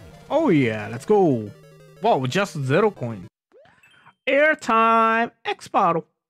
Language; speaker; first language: English; non-native, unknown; Japanese